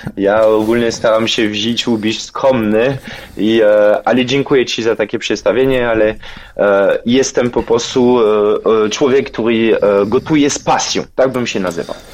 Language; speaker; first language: Polish; non-native, fluent; French